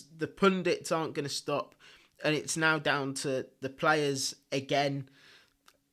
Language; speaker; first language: English; native; English